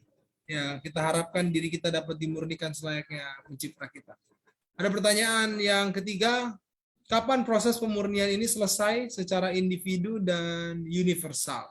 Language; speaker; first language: Indonesian; native; Indonesian